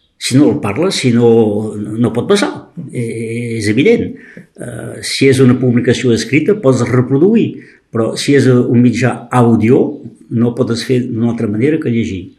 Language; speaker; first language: Catalan; native; Catalan